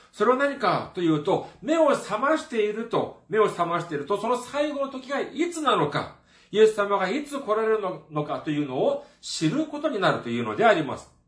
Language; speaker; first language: Japanese; non-native, fluent; Korean